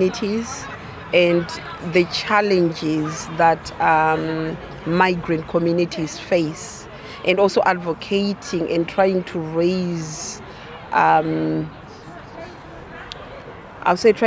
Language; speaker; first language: English; non-native, local second language; Shona